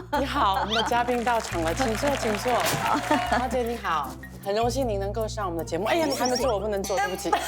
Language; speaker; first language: Chinese; native; Chinese